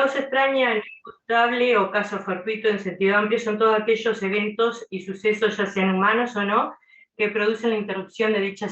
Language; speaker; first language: Spanish; native; Spanish